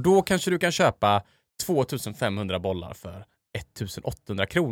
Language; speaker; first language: Swedish; native; Swedish